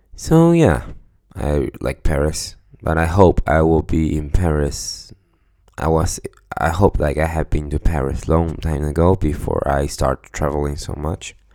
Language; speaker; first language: English; non-native, fluent; Chinese